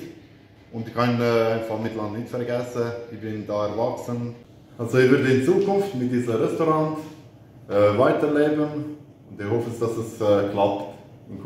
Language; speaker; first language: German; non-native, fluent; Albanian